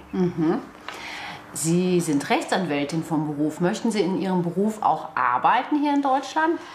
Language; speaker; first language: German; native; German